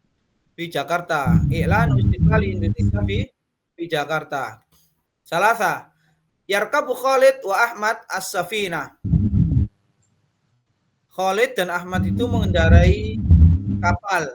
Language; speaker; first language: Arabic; non-native, fluent; Indonesian